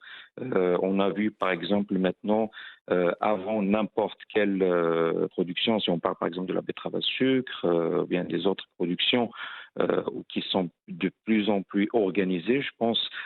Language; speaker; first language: French; non-native, local second language; Arabic